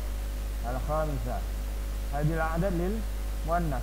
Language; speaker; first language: Arabic; non-native, fluent; Indonesian